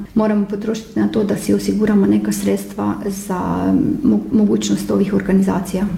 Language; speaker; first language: Croatian; early bilingual, heritage; Croatian